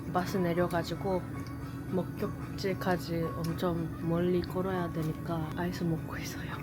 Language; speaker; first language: Korean; non-native, fluent; Japanese